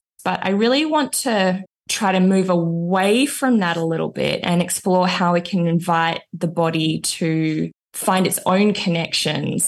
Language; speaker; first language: English; native; English